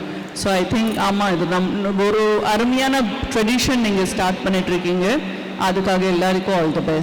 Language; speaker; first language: Tamil; non-native, fluent; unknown